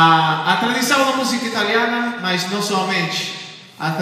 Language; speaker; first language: Portuguese; non-native, fluent; Italian